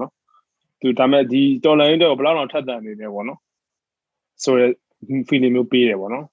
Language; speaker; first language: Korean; non-native, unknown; Burmese